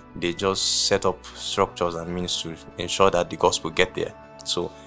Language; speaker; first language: English; non-native, local second language; Igbo